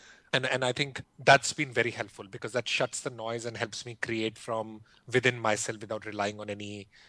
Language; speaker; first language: English; non-native, local second language; Hindi